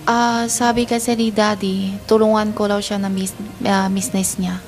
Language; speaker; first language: Filipino; non-native, learner; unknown